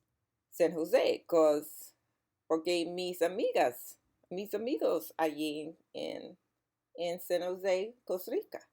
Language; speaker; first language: Spanish; non-native, learner; English